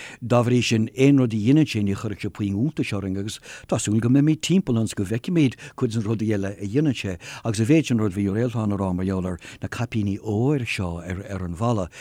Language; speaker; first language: Irish; non-native, local second language; English